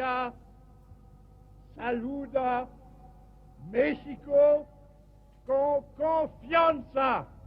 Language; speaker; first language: Spanish; non-native, fluent; French